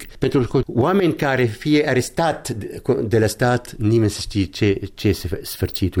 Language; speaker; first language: Romanian; non-native, learner; Arabic